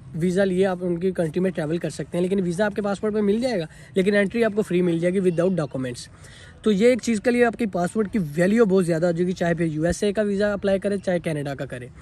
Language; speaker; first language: Urdu; non-native, local second language; Punjabi